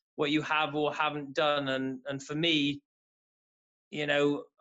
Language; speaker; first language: English; native; English